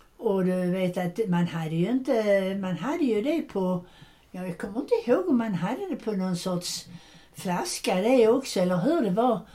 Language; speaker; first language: Swedish; native; Swedish